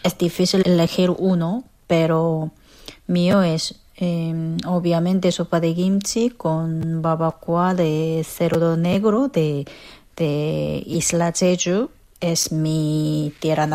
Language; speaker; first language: Spanish; non-native, fluent; Korean